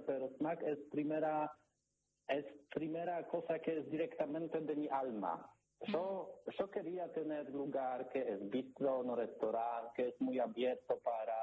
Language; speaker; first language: Spanish; non-native, learner; Polish